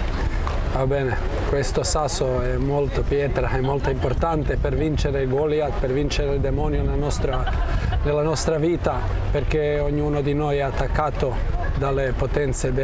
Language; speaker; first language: Italian; non-native, fluent; Croatian